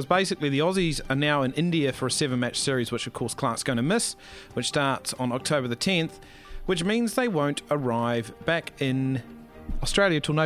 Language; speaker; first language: English; native; English